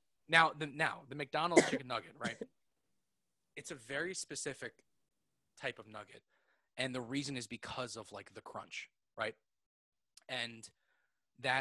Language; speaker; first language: English; native; English